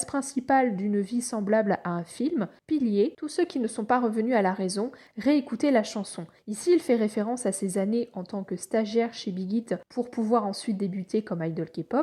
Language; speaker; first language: French; native; French